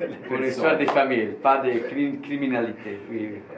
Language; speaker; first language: French; non-native, learner; Italian